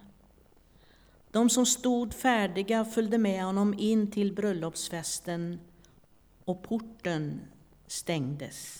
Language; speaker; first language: Swedish; native; Swedish